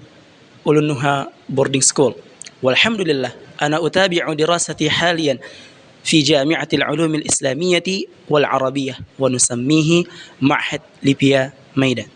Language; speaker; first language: Arabic; non-native, fluent; Indonesian